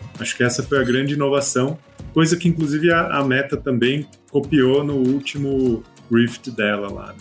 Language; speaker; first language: Portuguese; native; Portuguese